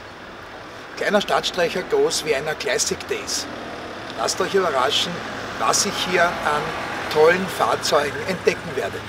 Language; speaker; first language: German; native; German